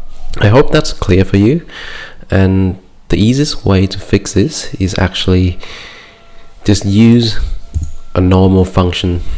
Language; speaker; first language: English; non-native, fluent; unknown